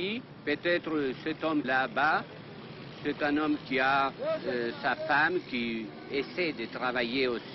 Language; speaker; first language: French; non-native, fluent; Spanish